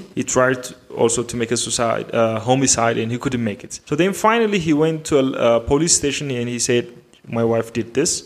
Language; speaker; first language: English; non-native, fluent; Amharic